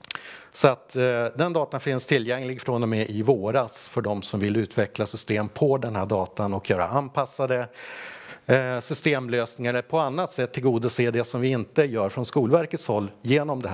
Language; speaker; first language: Swedish; native; Swedish